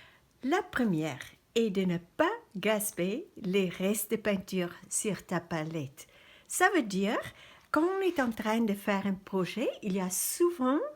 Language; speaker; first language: French; non-native, fluent; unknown